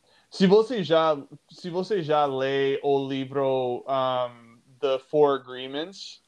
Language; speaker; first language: Portuguese; non-native, fluent; English